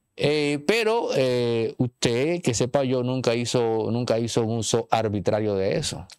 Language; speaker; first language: Spanish; native; Spanish